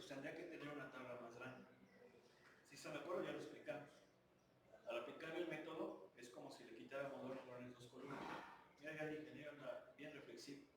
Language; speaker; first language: Spanish; native; Spanish